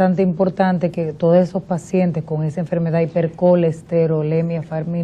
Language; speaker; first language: Spanish; native; Spanish